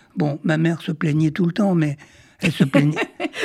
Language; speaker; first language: French; early bilingual, other home language; Arabic